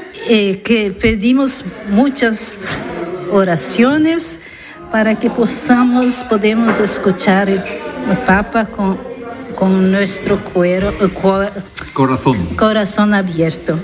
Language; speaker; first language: Spanish; non-native, learner; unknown